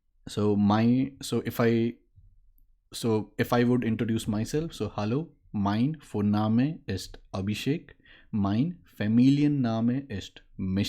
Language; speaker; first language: German; non-native, learner; Maithili